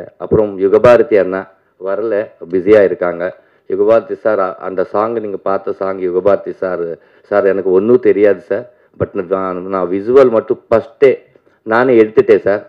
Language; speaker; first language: Tamil; non-native, learner; Telugu